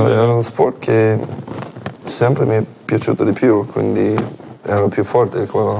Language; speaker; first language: Italian; non-native, learner; English